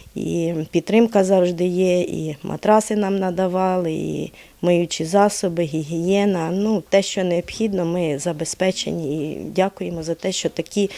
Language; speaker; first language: Ukrainian; native; Ukrainian